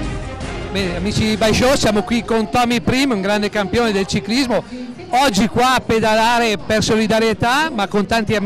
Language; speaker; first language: Italian; native; Italian